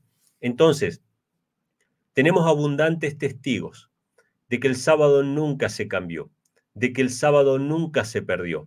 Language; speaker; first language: Spanish; native; Spanish